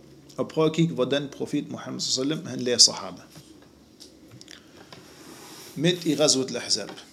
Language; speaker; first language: Danish; non-native, fluent; Arabic